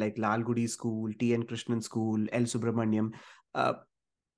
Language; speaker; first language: English; non-native, local second language; Malayalam